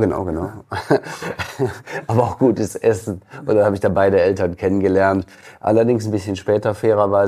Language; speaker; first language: German; native; German